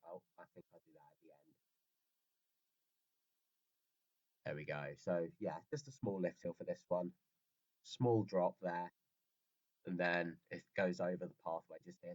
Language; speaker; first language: English; native; English